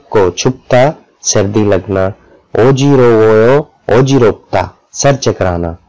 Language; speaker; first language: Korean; non-native, fluent; Urdu